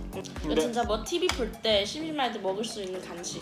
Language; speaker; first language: Korean; non-native, learner; Chinese